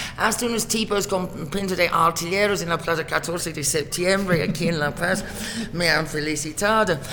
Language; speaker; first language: Spanish; non-native, fluent; English